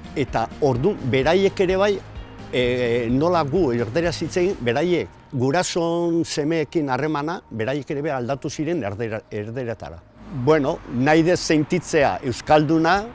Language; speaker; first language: Basque; non-native, local second language; Spanish